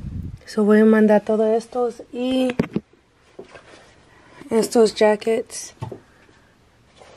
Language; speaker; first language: Spanish; non-native, learner; English